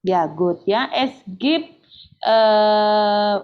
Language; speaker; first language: German; non-native, learner; Indonesian